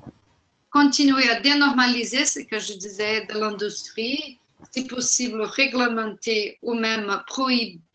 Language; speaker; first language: French; non-native, fluent; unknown